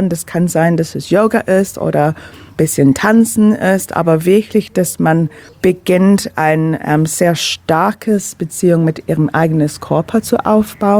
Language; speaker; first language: German; non-native, fluent; English